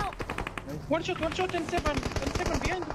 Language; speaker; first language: English; non-native, learner; Portuguese